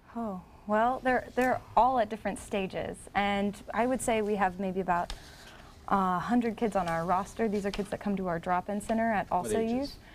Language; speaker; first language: English; native; English